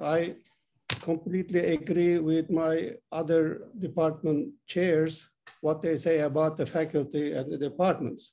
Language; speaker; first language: English; non-native, fluent; Turkish